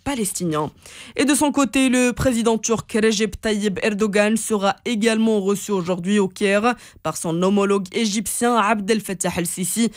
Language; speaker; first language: French; non-native, local second language; Arabic